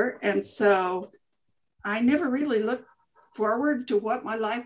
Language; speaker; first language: English; native; English